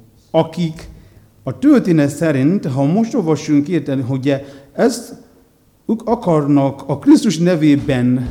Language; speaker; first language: Hungarian; non-native, learner; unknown